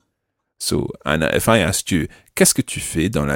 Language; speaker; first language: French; non-native, fluent; English